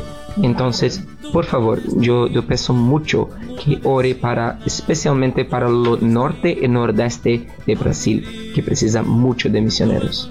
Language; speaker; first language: Spanish; non-native, learner; Portuguese